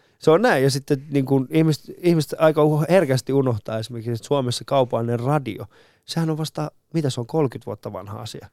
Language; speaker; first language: Finnish; early bilingual, other home language; Persian